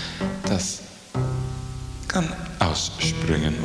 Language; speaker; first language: German; non-native, fluent; English